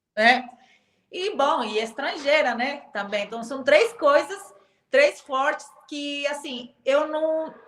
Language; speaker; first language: Portuguese; non-native, fluent; Spanish